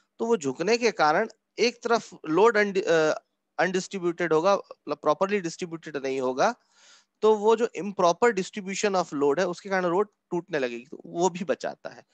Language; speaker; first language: Hindi; native; Hindi